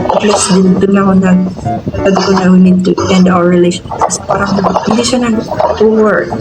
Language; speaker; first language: Filipino; native; Filipino